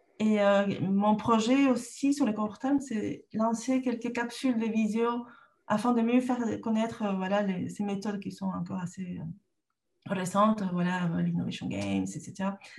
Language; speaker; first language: French; non-native, fluent; Spanish